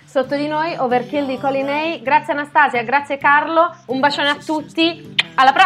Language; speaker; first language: Italian; native; Italian